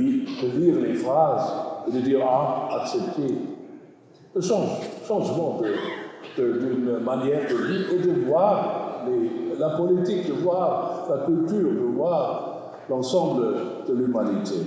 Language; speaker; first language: French; non-native, learner; German